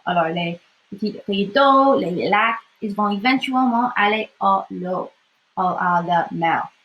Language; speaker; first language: French; non-native, local second language; English